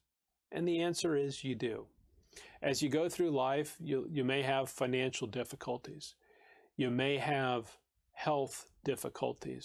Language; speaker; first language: English; native; English